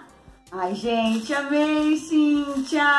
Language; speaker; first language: Portuguese; native; Portuguese